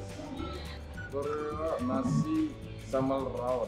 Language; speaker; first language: Japanese; non-native, learner; Indonesian